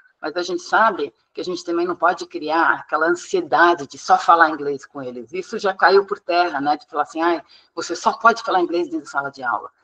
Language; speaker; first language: Portuguese; non-native, fluent; English